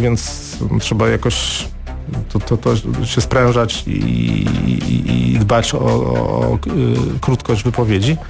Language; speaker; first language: Polish; native; Polish